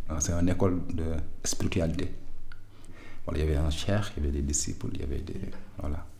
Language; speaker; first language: French; non-native, local second language; Wolof